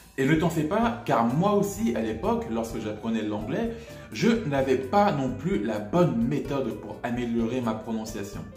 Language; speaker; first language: French; native; French